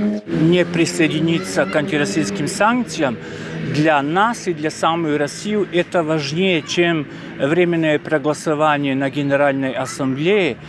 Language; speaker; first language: Russian; non-native, fluent; Serbian